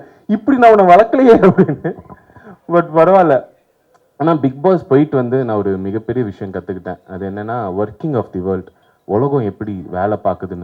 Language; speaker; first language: Tamil; native; Tamil